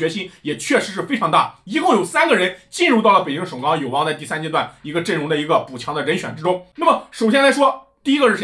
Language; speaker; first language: Chinese; native; Chinese